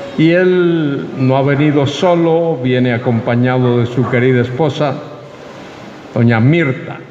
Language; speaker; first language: Spanish; native; Spanish